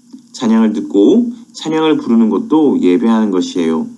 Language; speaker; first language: Korean; native; Korean